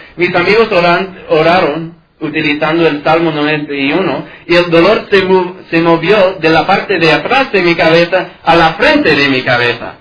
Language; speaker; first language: Spanish; non-native, fluent; English